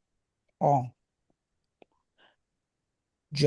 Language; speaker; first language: French; non-native, learner; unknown